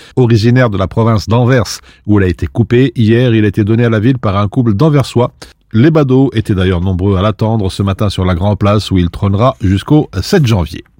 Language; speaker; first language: French; native; French